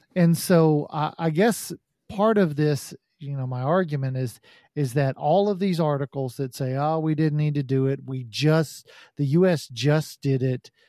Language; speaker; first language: English; native; English